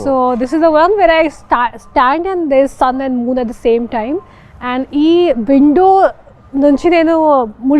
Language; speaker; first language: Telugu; non-native, fluent; Hindi